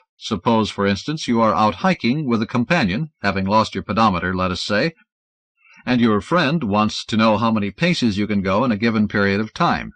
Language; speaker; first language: English; native; English